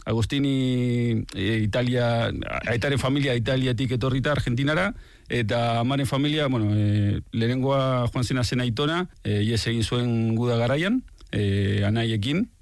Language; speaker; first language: Basque; non-native, fluent; Spanish